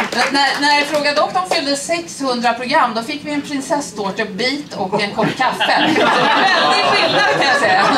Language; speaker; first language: Swedish; native; Swedish